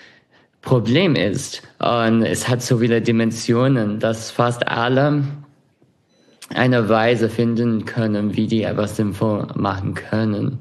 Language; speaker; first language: German; non-native, fluent; English